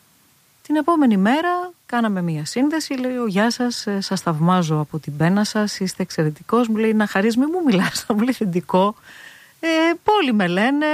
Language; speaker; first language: Greek; native; Greek